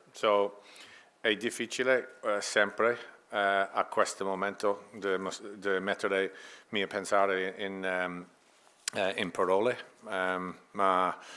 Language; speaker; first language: Italian; non-native, learner; English